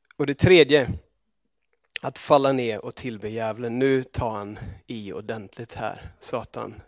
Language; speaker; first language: Swedish; non-native, fluent; English